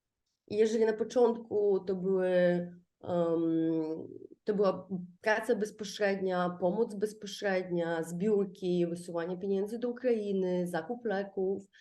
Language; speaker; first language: Polish; non-native, fluent; Ukrainian